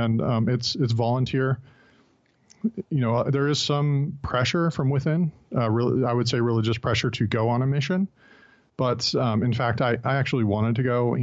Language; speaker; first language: English; native; English